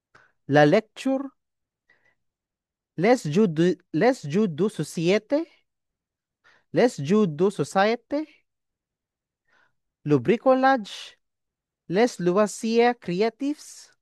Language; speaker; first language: French; non-native, learner; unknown